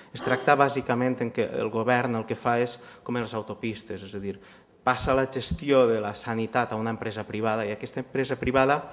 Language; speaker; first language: Catalan; native; Catalan